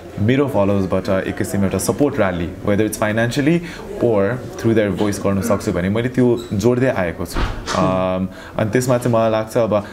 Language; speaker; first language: Nepali; early bilingual, heritage; Nepali